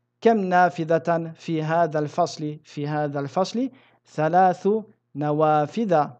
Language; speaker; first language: Arabic; non-native, fluent; French